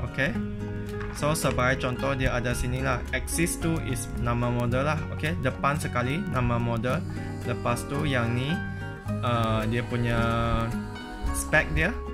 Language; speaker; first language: Malay; native; Malay